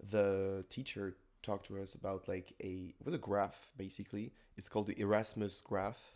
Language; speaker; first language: English; non-native, fluent; French